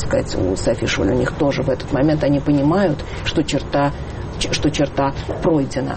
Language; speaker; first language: Russian; native; Russian